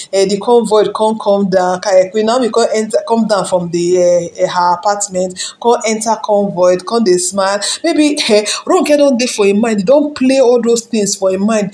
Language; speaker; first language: Nigerian Pidgin; non-native, local second language; Yoruba